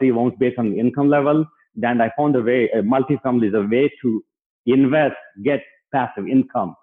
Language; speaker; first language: English; non-native, local second language; Telugu